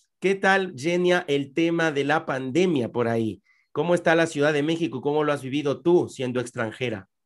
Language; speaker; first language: Spanish; native; Spanish